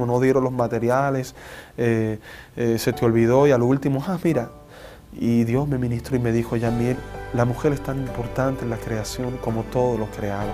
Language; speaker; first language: Spanish; native; Spanish